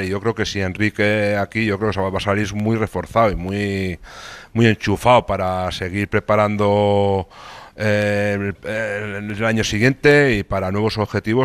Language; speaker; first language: Spanish; native; Spanish